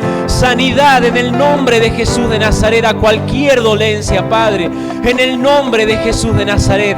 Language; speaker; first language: Spanish; native; Spanish